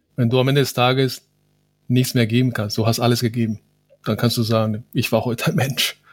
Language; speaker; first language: German; non-native, fluent; Spanish